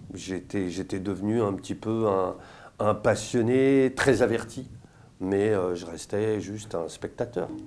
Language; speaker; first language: French; native; French